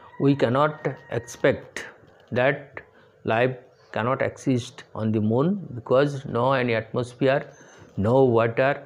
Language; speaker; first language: English; non-native, local second language; Bangla